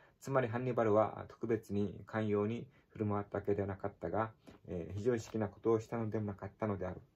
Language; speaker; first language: Japanese; native; Japanese